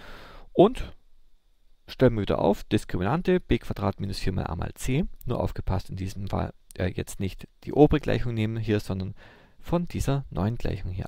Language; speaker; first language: German; native; German